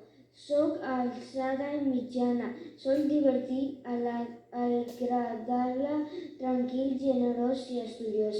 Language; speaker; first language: Catalan; non-native, learner; Chinese